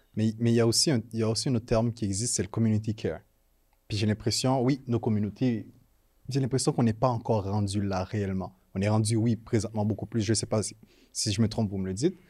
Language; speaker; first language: French; native; French